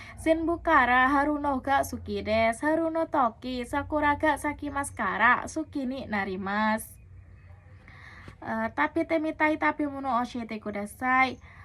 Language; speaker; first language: Japanese; non-native, learner; Indonesian